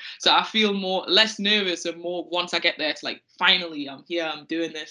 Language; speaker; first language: English; native; English